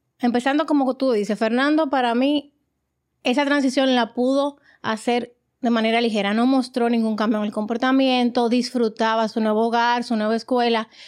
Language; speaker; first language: Spanish; native; Spanish